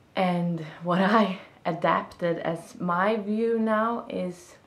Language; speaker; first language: English; non-native, fluent; Swedish